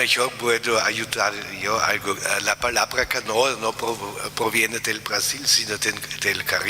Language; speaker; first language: Spanish; non-native, fluent; German